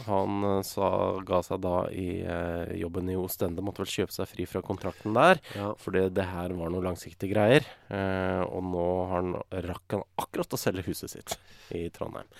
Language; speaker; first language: Norwegian; native; Norwegian